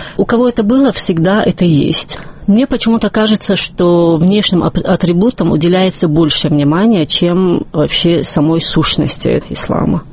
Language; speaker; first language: Russian; non-native, local second language; Chechen